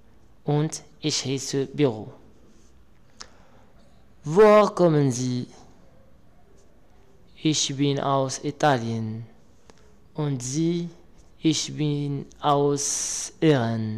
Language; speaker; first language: German; non-native, learner; Arabic